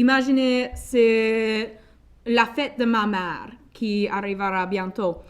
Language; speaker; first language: French; non-native, local second language; English